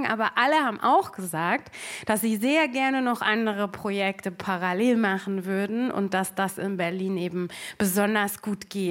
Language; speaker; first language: German; native; German